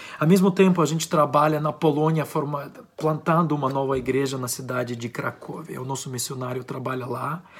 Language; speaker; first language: Portuguese; non-native, fluent; Ukrainian